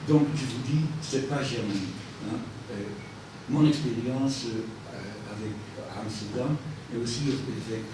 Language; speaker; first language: French; non-native, fluent; Dutch